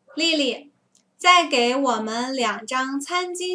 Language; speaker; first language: Chinese; non-native, learner; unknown